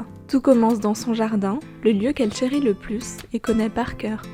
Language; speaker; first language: French; native; French